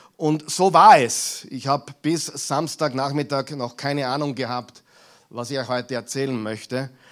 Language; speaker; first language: German; non-native, fluent; English